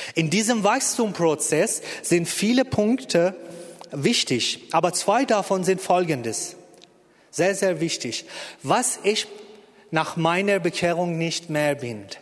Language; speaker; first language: German; non-native, fluent; Persian